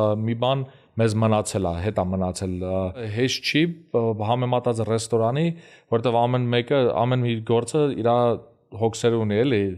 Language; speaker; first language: Armenian; early bilingual, heritage; Armenian